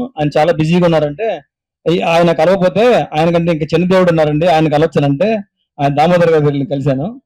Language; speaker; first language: Telugu; native; Telugu